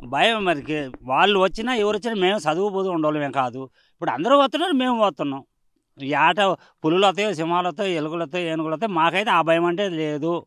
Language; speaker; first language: Telugu; native; Telugu